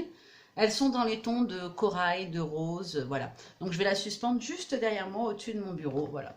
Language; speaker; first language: French; native; French